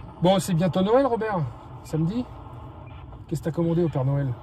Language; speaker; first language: French; native; French